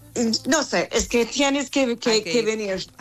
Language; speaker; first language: Spanish; non-native, learner; English